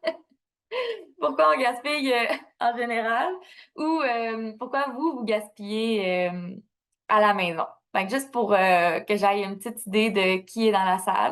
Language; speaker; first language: French; native; French